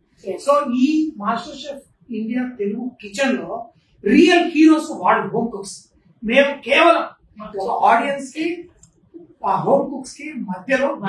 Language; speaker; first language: Telugu; native; Telugu